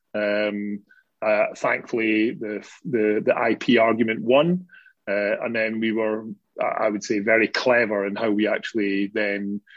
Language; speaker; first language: English; native; English